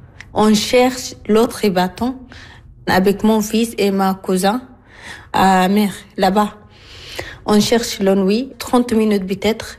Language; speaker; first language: French; non-native, learner; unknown